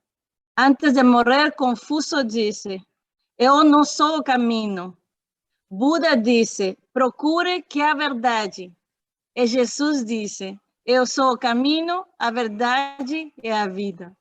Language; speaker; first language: Portuguese; non-native, fluent; Spanish